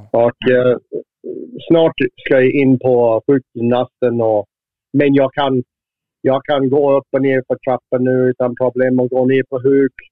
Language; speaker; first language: Swedish; non-native, fluent; English